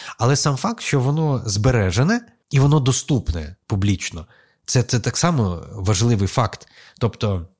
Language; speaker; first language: Ukrainian; native; Ukrainian